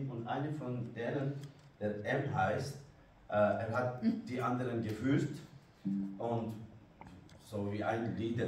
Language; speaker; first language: German; non-native, learner; Kurdish